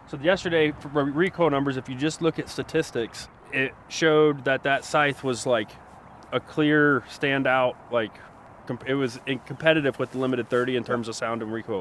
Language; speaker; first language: English; native; English